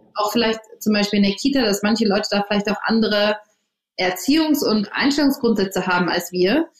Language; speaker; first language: German; early bilingual, other home language; English